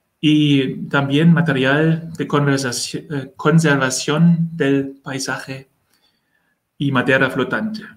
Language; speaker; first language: Spanish; non-native, learner; German